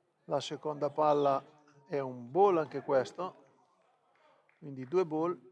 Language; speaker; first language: Italian; native; Italian